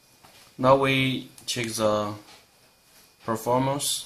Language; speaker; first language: English; non-native, learner; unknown